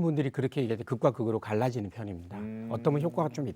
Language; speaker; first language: Korean; native; Korean